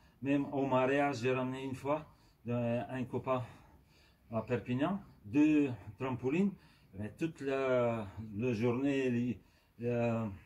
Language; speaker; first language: French; non-native, fluent; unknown